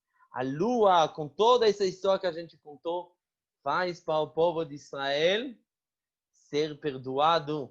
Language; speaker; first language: Portuguese; non-native, fluent; Hebrew